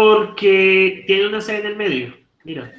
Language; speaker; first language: Spanish; native; Spanish